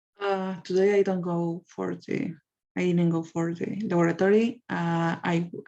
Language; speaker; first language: English; non-native, learner; Spanish